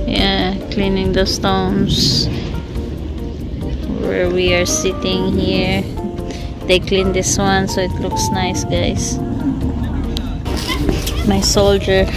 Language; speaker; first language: English; non-native, local second language; Filipino